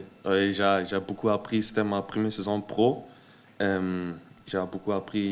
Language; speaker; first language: French; early bilingual, heritage; French